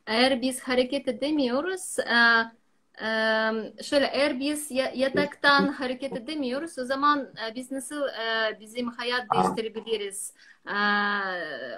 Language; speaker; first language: Turkish; non-native, learner; Russian